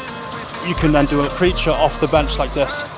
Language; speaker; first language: English; native; English